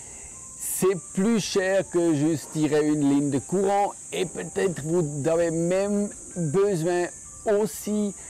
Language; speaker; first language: French; non-native, fluent; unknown